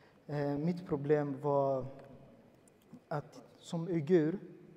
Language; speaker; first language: Swedish; early bilingual, other home language; Uyghur